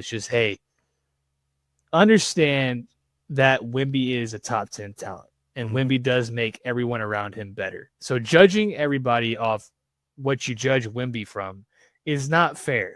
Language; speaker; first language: English; native; English